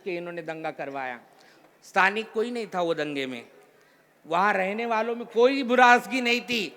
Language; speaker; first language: Hindi; non-native, local second language; Marathi